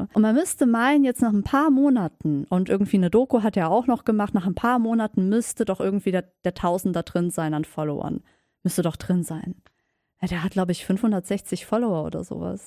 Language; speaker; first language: German; native; German